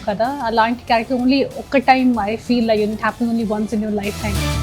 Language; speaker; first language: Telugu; non-native, local second language; Hindi